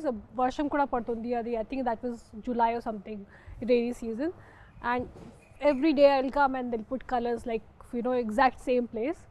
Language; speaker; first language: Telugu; non-native, fluent; Hindi